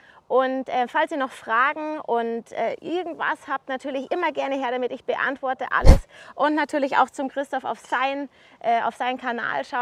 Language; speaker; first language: German; native; German